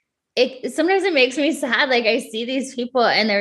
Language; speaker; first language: English; native; English